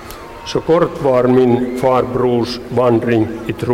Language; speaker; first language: Swedish; non-native, local second language; Finnish